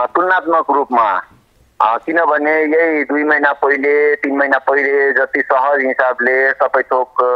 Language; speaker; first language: Nepali; non-native, local second language; Maithili